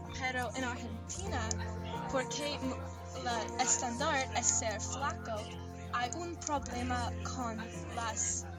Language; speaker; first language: Spanish; non-native, learner; English